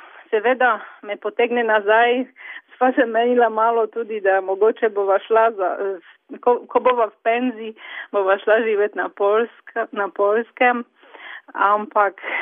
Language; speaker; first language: Slovenian; non-native, fluent; Polish